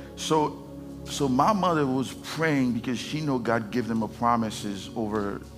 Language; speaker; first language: English; non-native, fluent; Haitian Creole